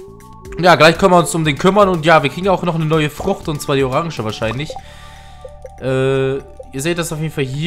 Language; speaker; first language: German; native; German